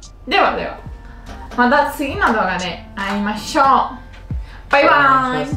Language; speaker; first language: Japanese; non-native, fluent; Chinese